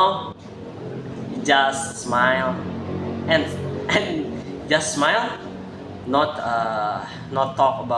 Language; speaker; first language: English; non-native, learner; Indonesian